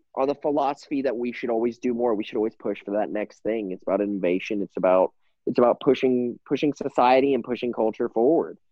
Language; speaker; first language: English; native; English